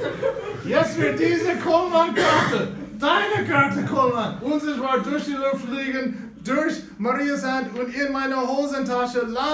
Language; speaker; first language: German; non-native, fluent; English